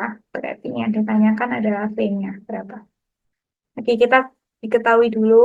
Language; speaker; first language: Indonesian; native; Indonesian